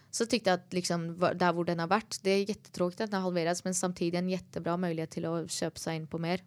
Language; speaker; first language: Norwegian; early bilingual, other home language; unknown